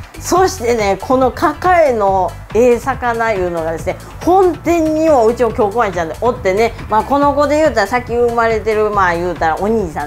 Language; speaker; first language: Japanese; native; Japanese